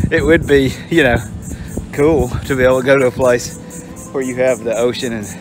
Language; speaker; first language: English; native; English